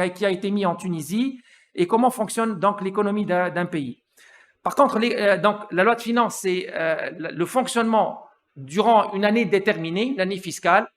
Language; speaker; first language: French; non-native, local second language; Arabic